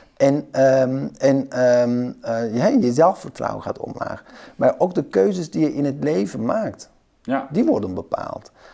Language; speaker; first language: Dutch; early bilingual, other home language; Kurdish